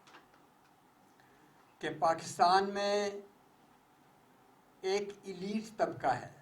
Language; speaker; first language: Urdu; native; Urdu